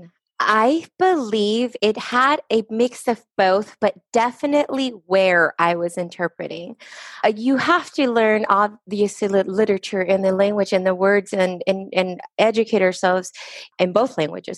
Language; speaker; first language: English; early bilingual, other home language; Spanish